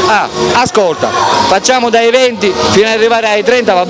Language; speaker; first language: Italian; native; Italian